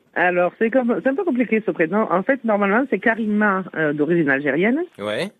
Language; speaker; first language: French; native; French